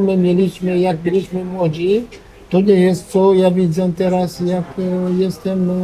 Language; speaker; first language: Polish; non-native, learner; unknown